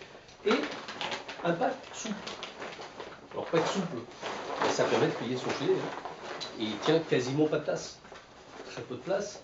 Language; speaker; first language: French; native; French